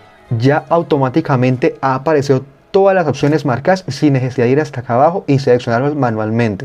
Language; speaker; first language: Spanish; native; Spanish